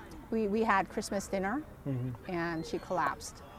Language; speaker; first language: English; early bilingual, other home language; Korean